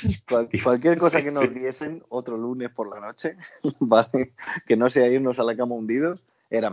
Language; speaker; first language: Spanish; native; Spanish